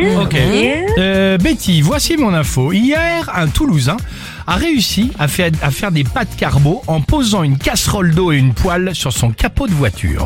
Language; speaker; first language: French; native; French